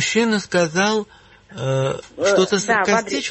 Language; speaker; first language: Russian; native; Russian